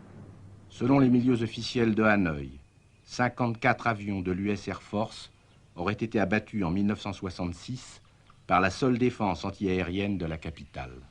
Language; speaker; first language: French; native; French